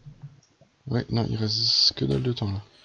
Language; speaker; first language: French; native; French